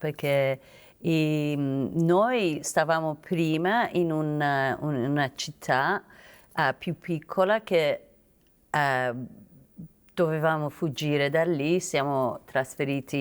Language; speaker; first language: Italian; non-native, fluent; Persian